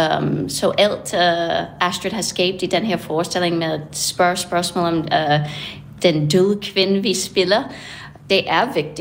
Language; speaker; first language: Danish; non-native, fluent; English